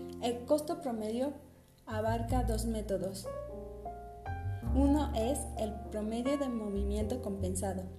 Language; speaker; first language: Spanish; native; Spanish